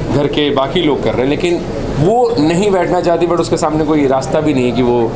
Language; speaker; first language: Hindi; native; Hindi